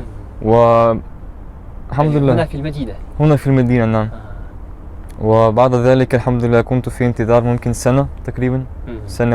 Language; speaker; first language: Arabic; non-native, learner; German